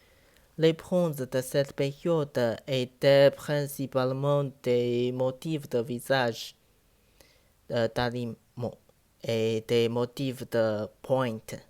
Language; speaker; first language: French; non-native, learner; Chinese